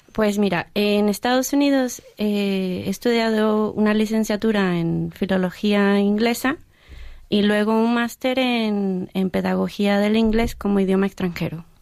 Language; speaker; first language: Spanish; early bilingual, heritage; Spanish